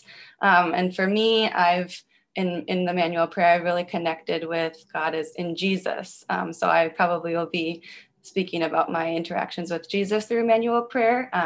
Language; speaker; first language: English; native; English